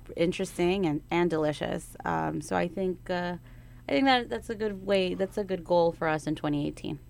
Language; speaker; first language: English; native; English